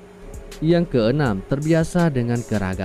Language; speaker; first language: Indonesian; native; Indonesian